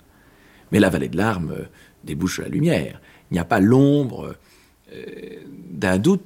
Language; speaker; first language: French; native; French